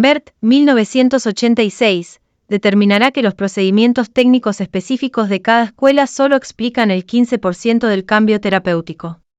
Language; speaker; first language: Spanish; native; Spanish